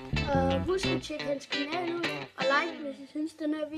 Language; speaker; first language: Danish; native; Danish